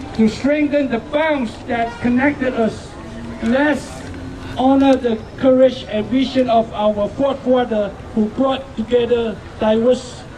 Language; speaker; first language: English; non-native, local second language; Chinese